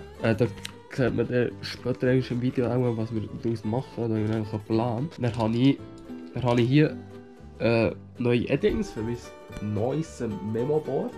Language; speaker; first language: German; native; German